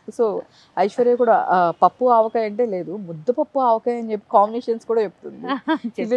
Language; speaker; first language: Telugu; native; Telugu